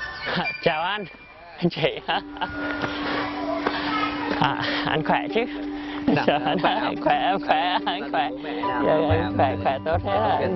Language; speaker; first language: Vietnamese; early bilingual, other home language; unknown